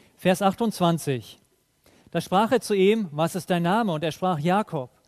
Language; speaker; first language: German; native; German